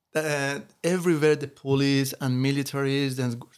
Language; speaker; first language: English; non-native, learner; Persian